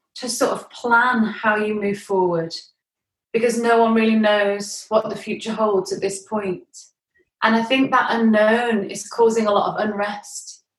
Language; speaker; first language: English; native; English